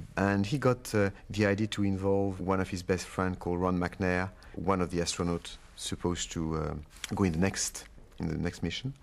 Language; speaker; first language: English; non-native, fluent; French